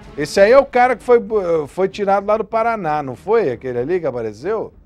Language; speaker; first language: Portuguese; native; Portuguese